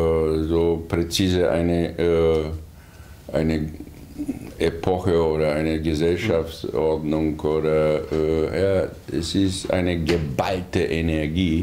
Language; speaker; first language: German; non-native, fluent; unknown